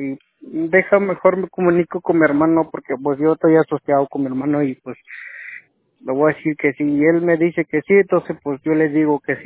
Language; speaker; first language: Spanish; native; Spanish